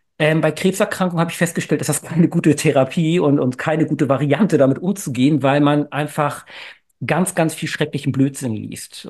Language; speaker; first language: German; native; German